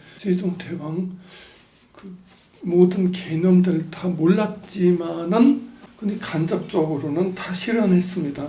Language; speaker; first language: Korean; non-native, fluent; German